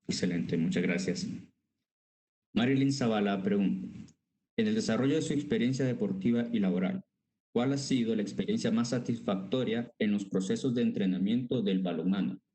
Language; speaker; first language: Spanish; native; Spanish